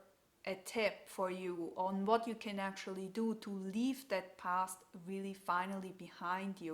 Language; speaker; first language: English; non-native, fluent; German